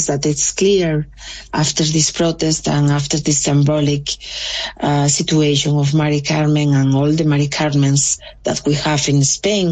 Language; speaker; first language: English; non-native, local second language; Spanish